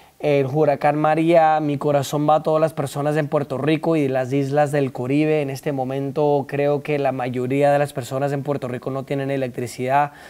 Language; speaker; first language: Spanish; early bilingual, heritage; Spanish